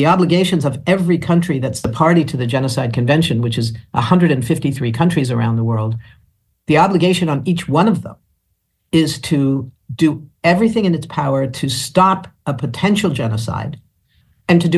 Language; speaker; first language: English; native; English